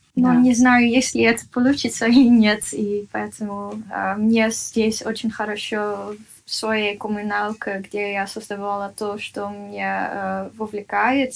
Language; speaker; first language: Russian; non-native, fluent; Dutch